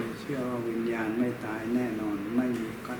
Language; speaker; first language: Thai; native; Thai